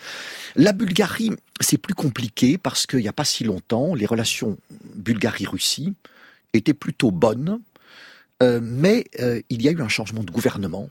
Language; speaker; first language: French; native; French